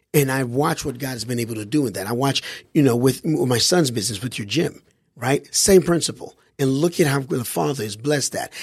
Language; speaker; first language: English; early bilingual, other home language; Haitian Creole